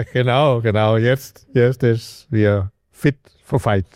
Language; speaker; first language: German; non-native, fluent; Danish